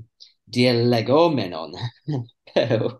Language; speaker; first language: Greek; non-native, fluent; English